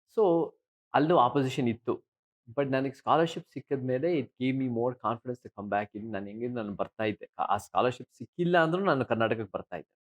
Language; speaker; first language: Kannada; early bilingual, heritage; Kannada